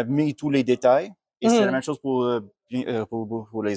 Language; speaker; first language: French; non-native, local second language; English